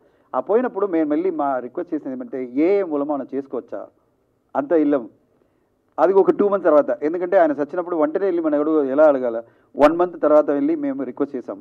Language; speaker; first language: Telugu; non-native, fluent; Tamil